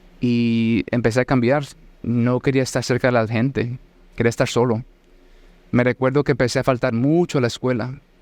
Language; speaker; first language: Spanish; early bilingual, heritage; Spanish